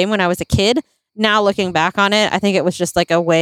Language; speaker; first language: English; native; English